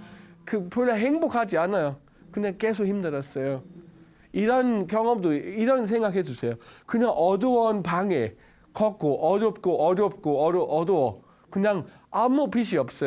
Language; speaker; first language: Korean; non-native, learner; Danish